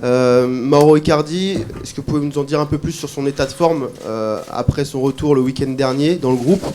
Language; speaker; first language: French; native; French